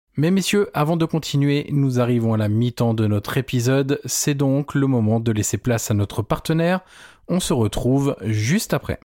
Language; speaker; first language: French; native; French